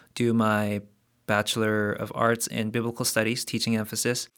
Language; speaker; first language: English; early bilingual, other home language; Korean